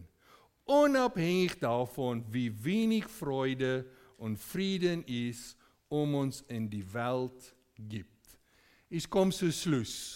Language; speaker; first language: German; non-native, fluent; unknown